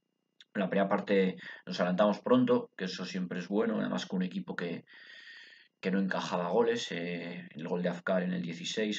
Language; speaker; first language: Spanish; native; Spanish